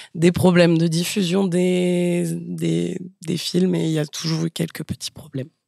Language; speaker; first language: French; native; French